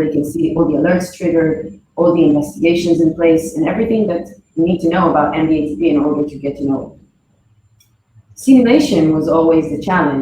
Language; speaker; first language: English; non-native, fluent; Hebrew